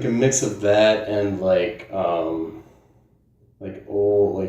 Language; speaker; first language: English; native; English